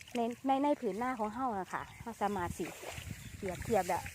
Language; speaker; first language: Thai; native; Thai